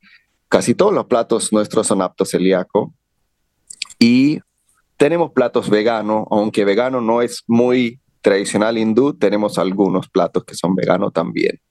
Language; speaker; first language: Spanish; non-native, fluent; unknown